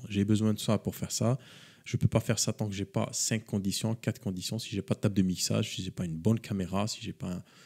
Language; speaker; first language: French; native; French